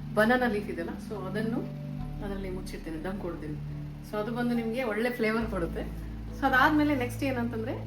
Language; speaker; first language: Kannada; native; Kannada